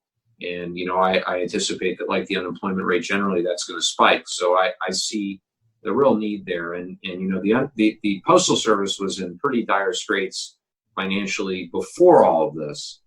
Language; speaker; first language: English; native; English